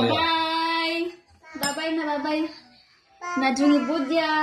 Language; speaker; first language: Korean; non-native, fluent; Filipino